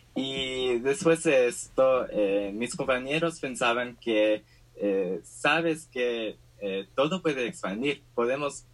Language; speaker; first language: Spanish; early bilingual, heritage; Spanish